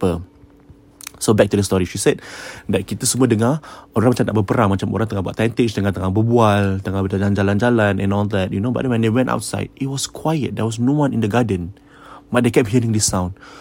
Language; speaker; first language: English; native; English